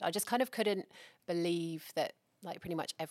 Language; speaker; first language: English; native; English